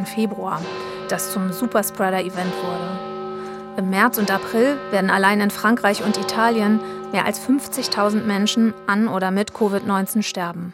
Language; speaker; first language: German; native; German